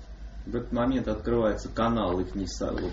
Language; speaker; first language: Russian; native; Russian